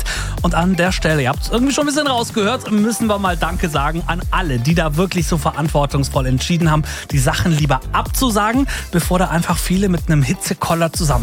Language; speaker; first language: German; native; German